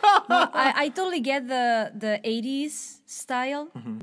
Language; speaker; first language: English; non-native, fluent; Spanish